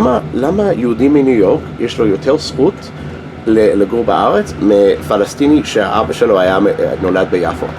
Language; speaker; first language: Hebrew; non-native, fluent; English